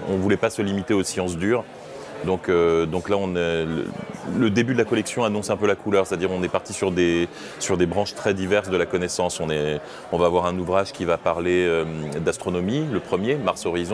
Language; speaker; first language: French; native; French